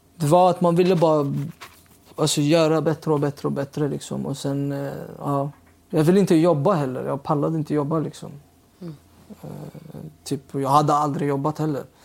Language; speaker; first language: Swedish; early bilingual, other home language; Uyghur